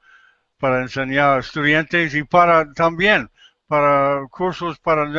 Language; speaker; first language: Spanish; non-native, learner; English